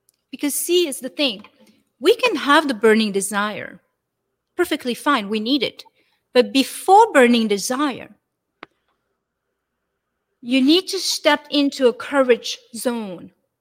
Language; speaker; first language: English; non-native, fluent; French